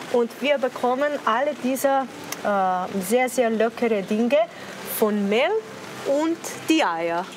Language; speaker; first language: German; non-native, learner; Slovenian